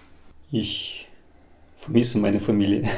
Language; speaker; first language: German; non-native, fluent; Russian